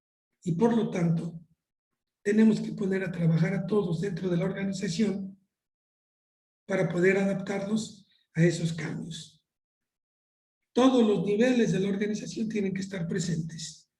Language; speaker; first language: Spanish; native; Spanish